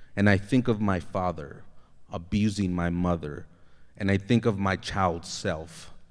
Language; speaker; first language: English; native; English